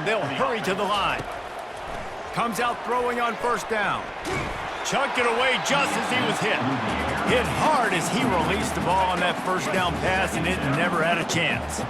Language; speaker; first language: English; native; English